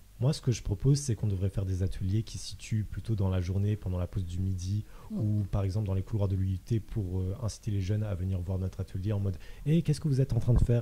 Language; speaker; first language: French; native; French